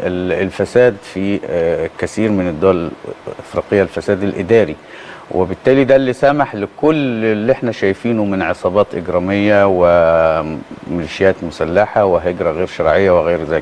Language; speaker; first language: Arabic; native; Arabic